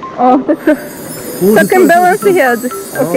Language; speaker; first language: Korean; non-native, learner; Russian